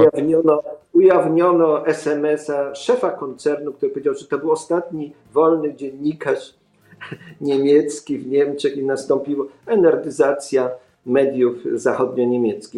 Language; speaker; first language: Polish; native; Polish